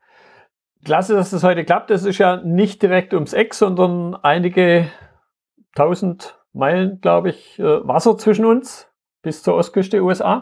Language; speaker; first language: German; native; German